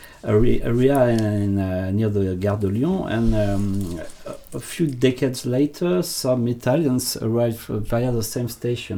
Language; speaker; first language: English; non-native, fluent; French